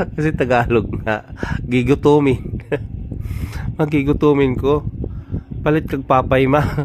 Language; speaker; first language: Filipino; non-native, local second language; Cebuano